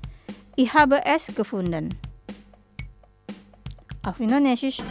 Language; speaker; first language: German; non-native, learner; Indonesian